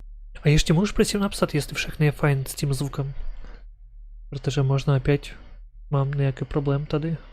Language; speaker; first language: Czech; non-native, learner; Ukrainian